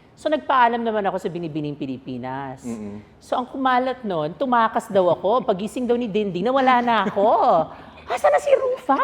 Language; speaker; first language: Filipino; native; Filipino